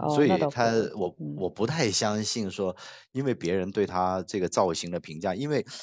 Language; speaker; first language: Chinese; non-native, local second language; Cantonese